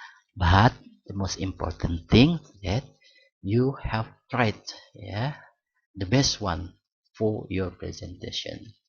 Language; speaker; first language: English; non-native, learner; Indonesian